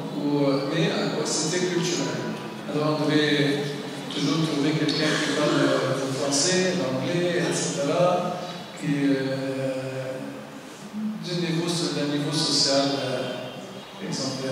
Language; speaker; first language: French; non-native, local second language; Arabic